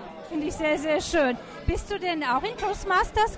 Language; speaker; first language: German; non-native, fluent; Polish